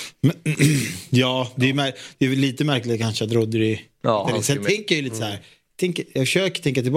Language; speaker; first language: Swedish; native; Swedish